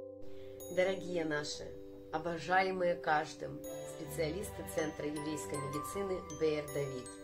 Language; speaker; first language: Russian; native; Russian